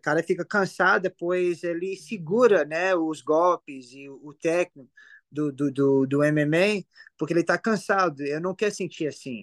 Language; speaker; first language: Portuguese; early bilingual, heritage; English